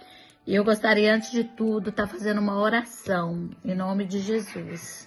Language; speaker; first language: Portuguese; native; Portuguese